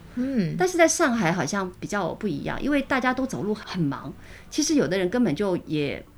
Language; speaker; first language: Chinese; native; Chinese